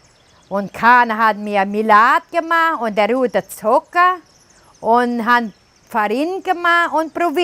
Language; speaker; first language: German; early bilingual, heritage; German